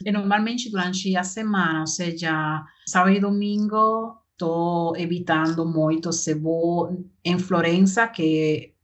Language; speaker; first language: Portuguese; non-native, learner; Spanish